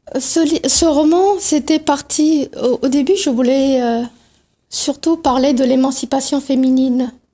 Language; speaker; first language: French; non-native, local second language; Tamil